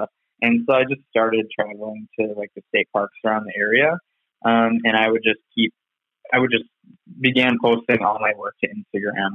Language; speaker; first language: English; native; English